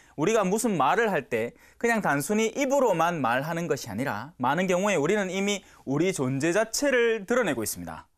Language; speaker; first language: Korean; native; Korean